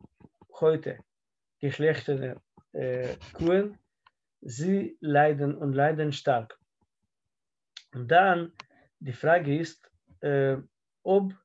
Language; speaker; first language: German; non-native, fluent; Russian